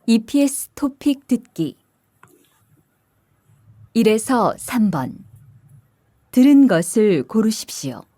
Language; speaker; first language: Korean; non-native, fluent; Indonesian